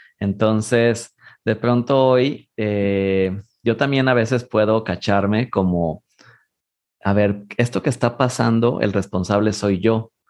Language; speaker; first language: Spanish; native; Spanish